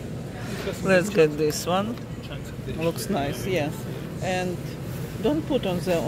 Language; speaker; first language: English; non-native, learner; Russian